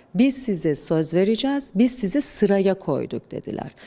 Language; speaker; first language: Turkish; non-native, fluent; Persian